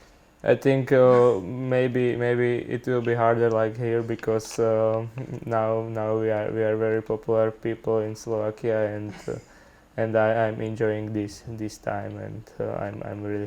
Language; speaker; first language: English; non-native, learner; Slovak